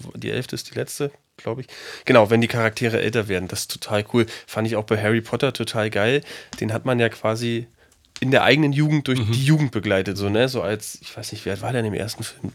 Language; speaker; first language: German; native; German